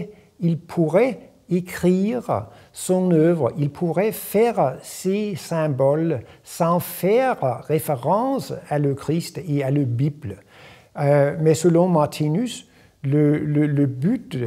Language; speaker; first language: French; non-native, fluent; Danish